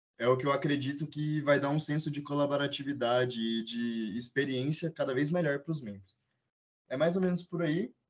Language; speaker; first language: Portuguese; native; Portuguese